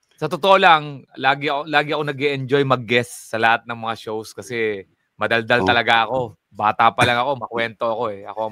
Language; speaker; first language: Filipino; native; Filipino